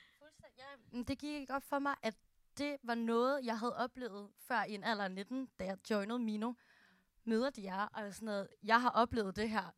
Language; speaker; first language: Danish; early bilingual, other home language; Filipino